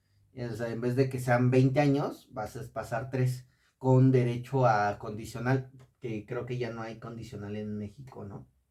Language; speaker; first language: Spanish; native; Spanish